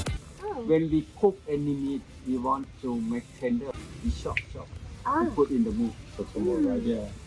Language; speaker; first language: English; non-native, learner; Thai